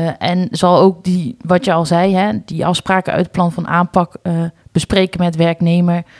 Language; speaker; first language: Dutch; native; Dutch